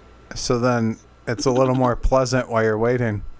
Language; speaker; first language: English; native; English